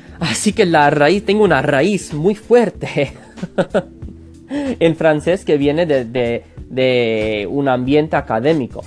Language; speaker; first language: Spanish; non-native, fluent; English